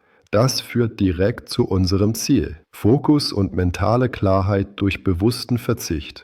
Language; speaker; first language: German; native; German